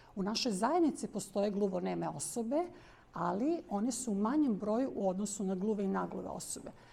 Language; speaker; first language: Bosnian; non-native, local second language; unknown